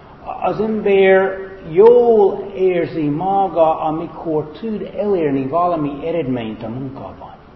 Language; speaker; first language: Hungarian; non-native, fluent; English